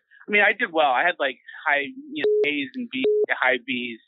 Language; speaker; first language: English; native; English